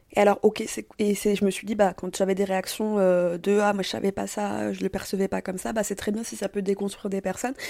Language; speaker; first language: French; native; French